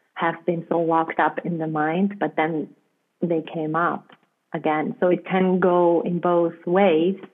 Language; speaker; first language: English; non-native, fluent; German